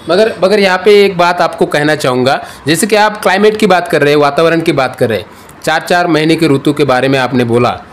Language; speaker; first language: Hindi; non-native, local second language; Marathi